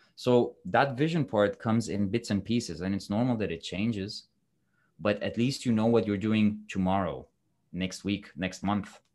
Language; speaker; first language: English; non-native, fluent; Romanian